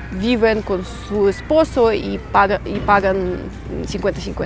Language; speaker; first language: Spanish; non-native, fluent; Russian